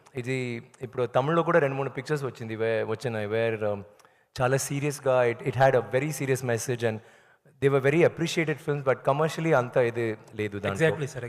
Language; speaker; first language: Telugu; non-native, learner; Tamil